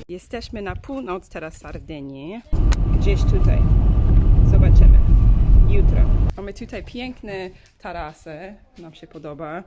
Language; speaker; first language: Polish; non-native, learner; English